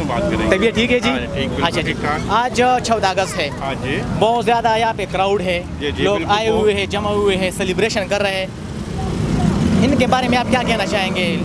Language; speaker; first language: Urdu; non-native, local second language; Pashto